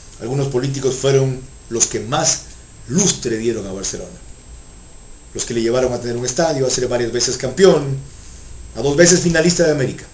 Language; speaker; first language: Spanish; native; Spanish